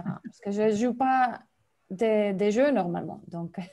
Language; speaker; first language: French; non-native, fluent; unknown